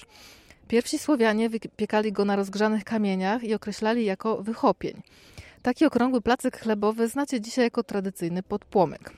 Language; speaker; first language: Polish; native; Polish